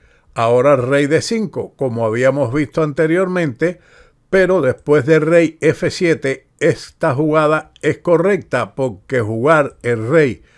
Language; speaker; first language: Spanish; native; Spanish